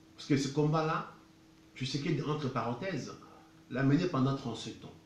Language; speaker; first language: French; non-native, local second language; Lingala